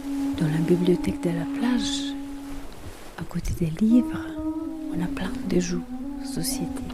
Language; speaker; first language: French; non-native, fluent; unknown